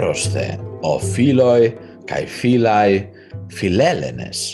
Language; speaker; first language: Greek; non-native, learner; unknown